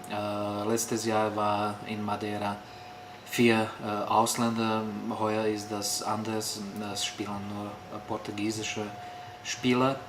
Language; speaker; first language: German; non-native, fluent; Slovak